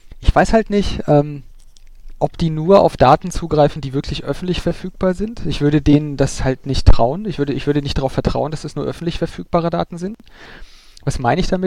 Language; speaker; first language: German; native; German